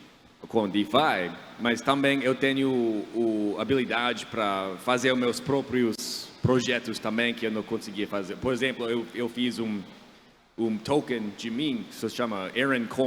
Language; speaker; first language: Portuguese; non-native, fluent; English